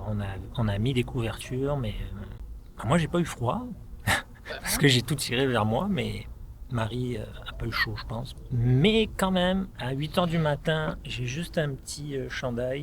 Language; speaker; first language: French; native; French